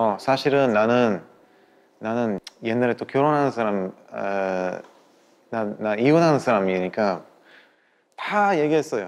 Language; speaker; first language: Korean; non-native, learner; Bulgarian